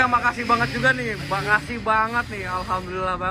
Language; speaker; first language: Indonesian; native; Indonesian